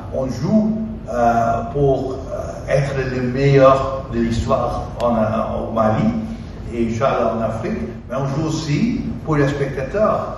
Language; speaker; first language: French; non-native, fluent; Dutch